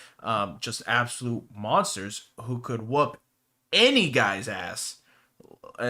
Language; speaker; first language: English; native; English